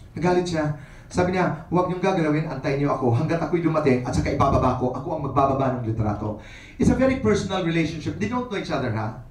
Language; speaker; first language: Filipino; non-native, local second language; Waray